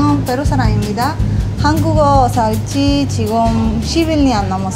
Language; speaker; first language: Korean; non-native, fluent; Spanish